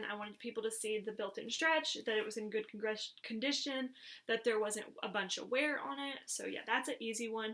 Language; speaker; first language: English; native; English